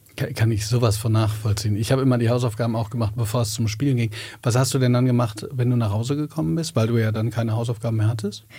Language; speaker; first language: German; native; German